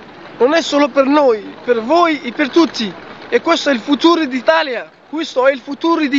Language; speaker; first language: Italian; non-native, fluent; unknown